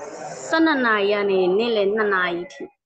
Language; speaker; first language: Chinese; non-native, learner; Burmese